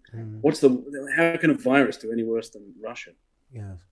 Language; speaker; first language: English; native; English